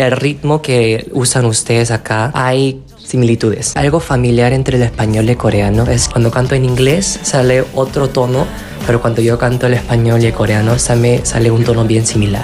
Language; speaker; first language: Spanish; non-native, fluent; Korean